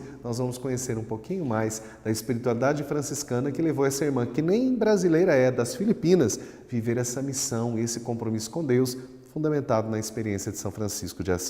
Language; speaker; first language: Portuguese; native; Portuguese